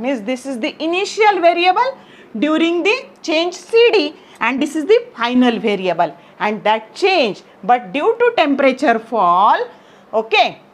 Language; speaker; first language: English; non-native, local second language; Marathi